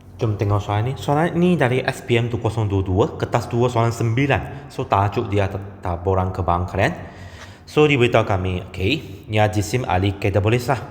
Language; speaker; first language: Malay; non-native, local second language; Chinese